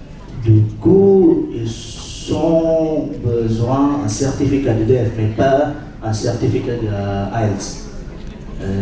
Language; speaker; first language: French; non-native, fluent; Indonesian